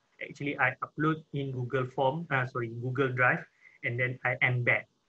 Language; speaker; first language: English; non-native, local second language; Malay